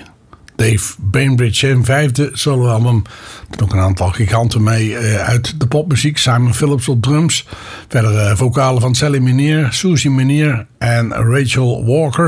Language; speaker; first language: Dutch; native; Dutch